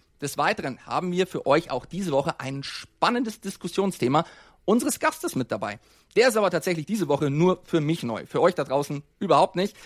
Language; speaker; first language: German; native; German